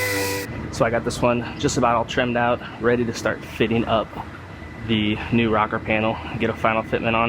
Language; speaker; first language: English; native; English